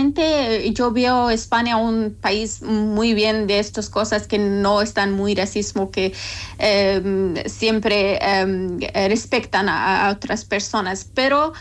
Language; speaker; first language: Spanish; non-native, learner; Persian